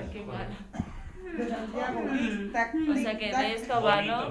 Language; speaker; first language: Spanish; native; Spanish